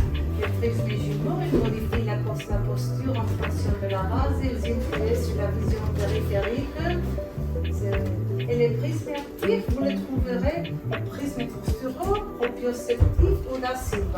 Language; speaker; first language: French; non-native, fluent; Spanish